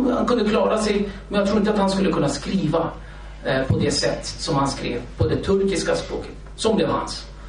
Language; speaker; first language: Swedish; early bilingual, other home language; Kurdish